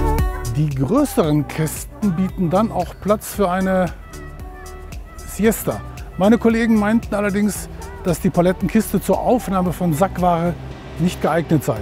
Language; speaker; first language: German; native; German